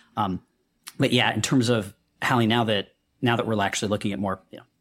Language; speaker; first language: English; non-native, local second language; Hindi